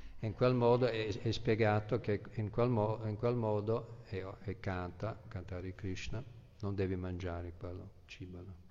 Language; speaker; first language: Italian; non-native, fluent; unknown